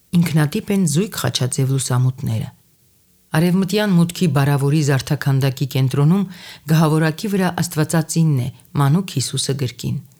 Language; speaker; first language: Armenian; native; Armenian